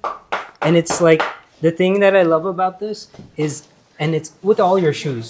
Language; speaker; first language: English; early bilingual, heritage; English